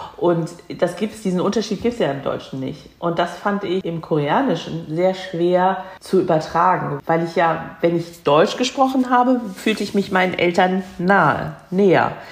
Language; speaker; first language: German; early bilingual, other home language; Korean